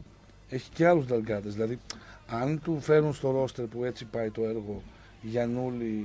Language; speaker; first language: Greek; native; Greek